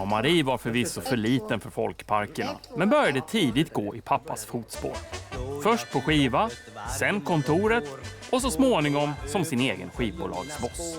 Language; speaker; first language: Swedish; native; Swedish